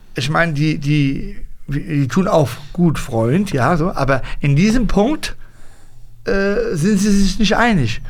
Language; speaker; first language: German; early bilingual, other home language; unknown